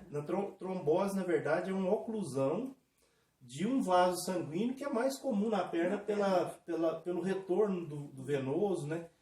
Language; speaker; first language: Portuguese; native; Portuguese